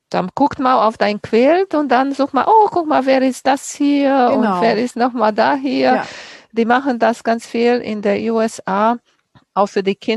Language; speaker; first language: German; native; German